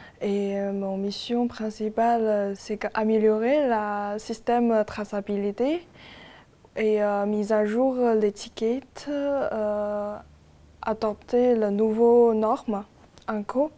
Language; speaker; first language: French; non-native, learner; Chinese